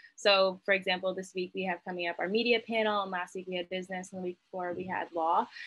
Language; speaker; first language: English; native; English